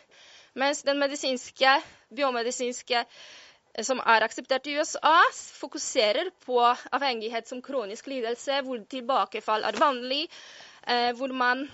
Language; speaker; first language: Norwegian; non-native, fluent; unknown